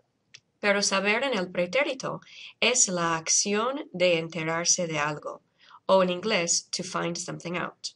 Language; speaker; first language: Spanish; non-native, fluent; English